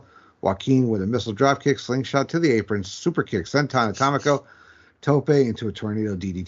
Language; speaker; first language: English; native; English